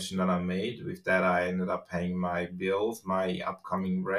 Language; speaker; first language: English; non-native, fluent; Swiss German